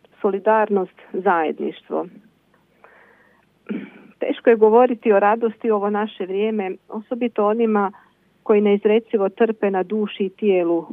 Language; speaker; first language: Croatian; native; Croatian